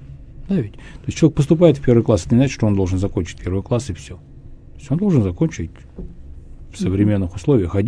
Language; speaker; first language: Russian; native; Russian